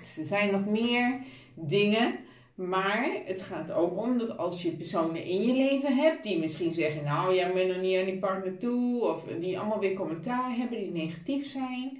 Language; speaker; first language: Dutch; native; Dutch